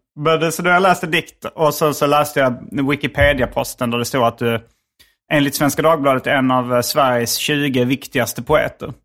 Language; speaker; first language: Swedish; native; Swedish